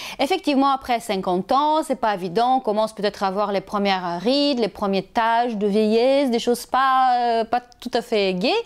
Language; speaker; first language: French; non-native, fluent; Bulgarian